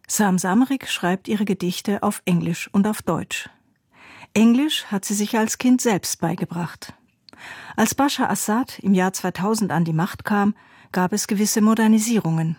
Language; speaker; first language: German; native; German